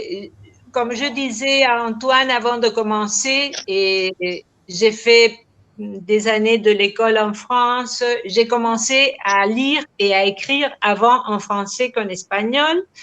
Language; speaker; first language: French; non-native, fluent; Spanish